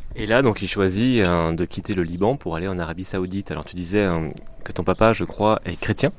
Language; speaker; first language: French; native; French